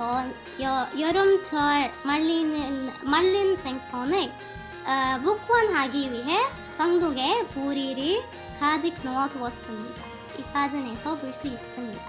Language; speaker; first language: Korean; non-native, fluent; Arabic